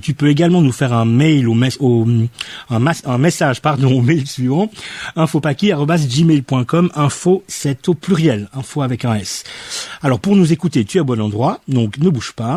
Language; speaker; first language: French; native; French